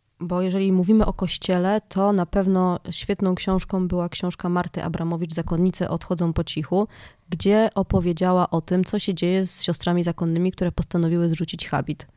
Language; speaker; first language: Polish; native; Polish